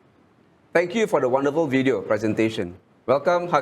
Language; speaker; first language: English; non-native, local second language; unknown